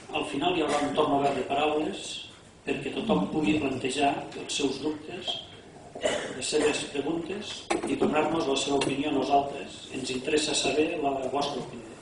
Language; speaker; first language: Catalan; native; Catalan